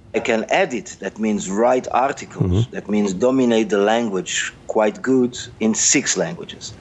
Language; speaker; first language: English; non-native, fluent; Portuguese